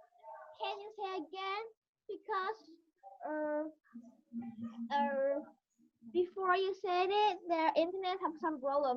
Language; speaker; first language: English; non-native, learner; Vietnamese